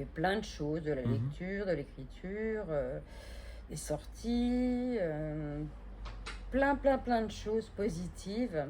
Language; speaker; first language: French; native; French